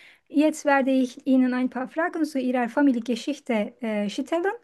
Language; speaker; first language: German; non-native, learner; Turkish